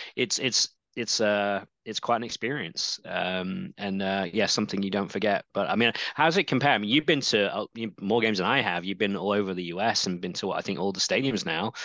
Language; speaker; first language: English; native; English